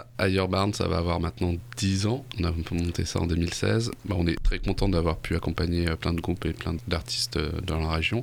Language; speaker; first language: French; native; French